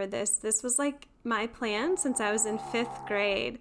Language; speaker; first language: English; native; English